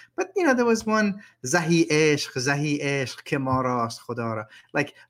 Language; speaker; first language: English; native; English